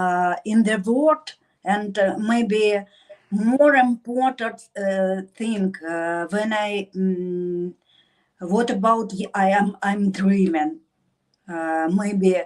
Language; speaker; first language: English; non-native, learner; Russian